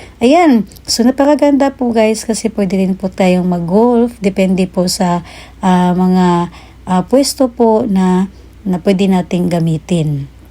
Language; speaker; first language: Filipino; native; Filipino